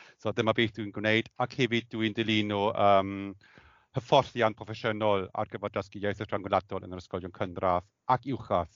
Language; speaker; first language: Welsh; non-native, fluent; German